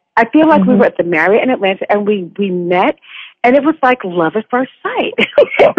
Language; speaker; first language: English; native; English